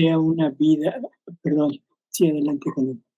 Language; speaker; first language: Spanish; native; Spanish